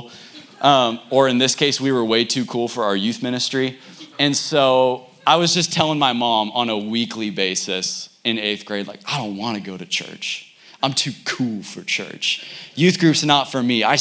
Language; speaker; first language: English; native; English